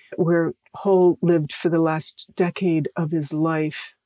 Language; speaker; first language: English; native; English